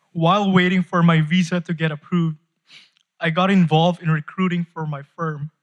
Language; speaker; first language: English; non-native, local second language; Filipino